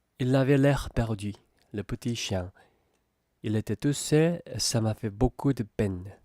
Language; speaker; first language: French; non-native, fluent; Korean